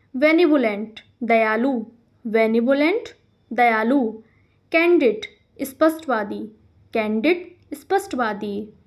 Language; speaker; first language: Hindi; native; Hindi